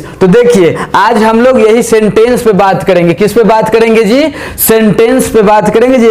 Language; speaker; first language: Hindi; native; Hindi